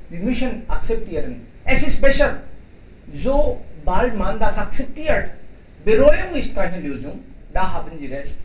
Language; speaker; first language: German; non-native, fluent; Hindi